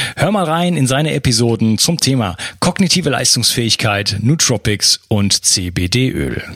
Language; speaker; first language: German; native; German